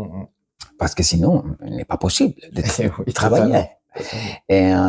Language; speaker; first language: French; non-native, learner; Spanish